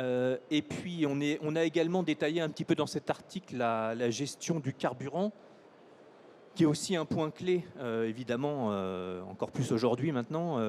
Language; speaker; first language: French; native; French